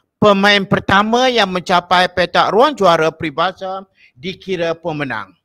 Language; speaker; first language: Malay; native; Malay